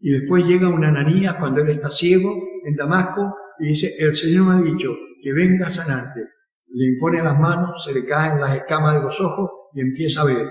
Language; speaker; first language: Spanish; native; Spanish